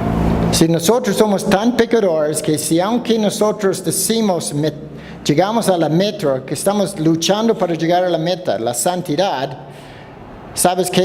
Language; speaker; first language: Spanish; non-native, fluent; English